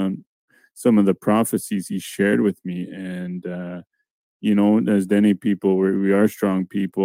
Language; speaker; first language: English; non-native, fluent; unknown